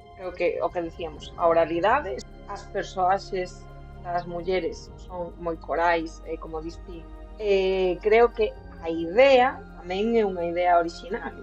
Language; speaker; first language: Galician; non-native, local second language; Spanish